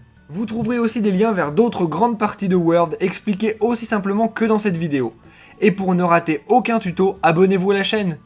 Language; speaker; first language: French; native; French